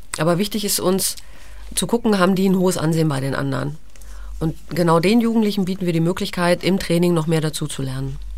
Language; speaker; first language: German; native; German